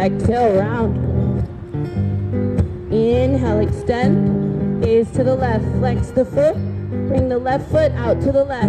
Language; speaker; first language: English; native; English